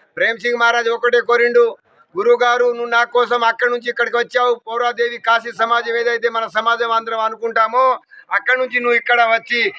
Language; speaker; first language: Telugu; non-native, local second language; Lambadi